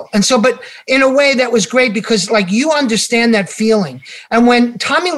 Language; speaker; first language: English; native; English